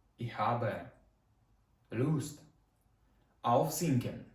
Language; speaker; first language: German; non-native, fluent; Ukrainian